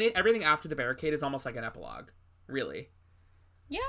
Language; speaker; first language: English; native; English